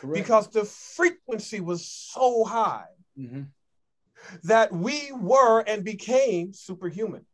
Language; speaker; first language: English; native; English